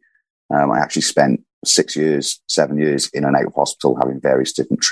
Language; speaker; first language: English; native; English